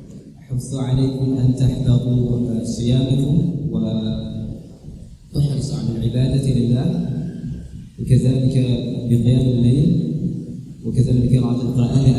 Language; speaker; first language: Arabic; non-native, learner; Indonesian